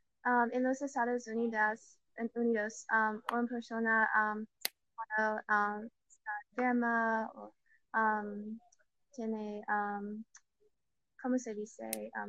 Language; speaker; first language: Spanish; non-native, learner; English